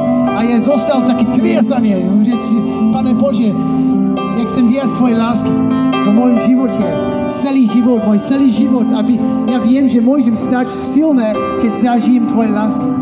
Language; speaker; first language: Slovak; non-native, learner; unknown